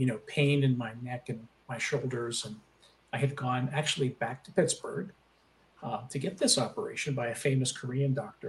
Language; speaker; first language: English; native; English